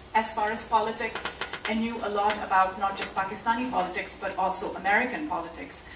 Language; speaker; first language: English; early bilingual, other home language; Urdu